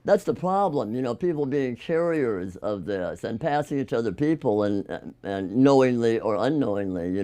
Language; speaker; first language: English; native; English